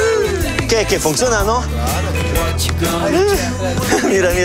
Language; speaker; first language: Spanish; non-native, learner; French